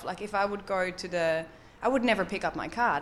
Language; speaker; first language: English; non-native, fluent; Dutch